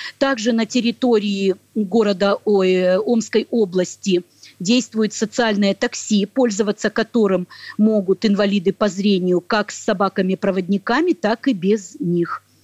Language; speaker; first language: Russian; native; Russian